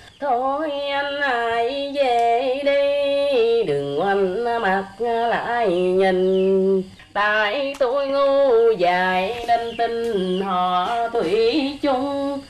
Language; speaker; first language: Vietnamese; non-native, fluent; Khmer